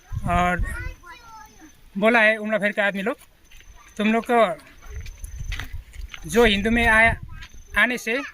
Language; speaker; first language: Hindi; non-native, local second language; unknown